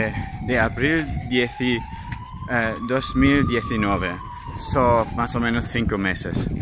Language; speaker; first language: Spanish; non-native, learner; German